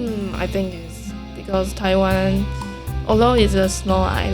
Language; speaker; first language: English; non-native, learner; Chinese